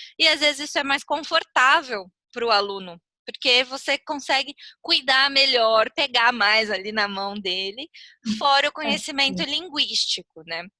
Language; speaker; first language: Portuguese; native; Portuguese